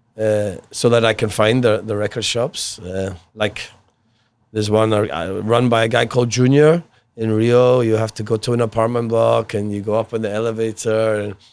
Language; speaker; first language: English; native; English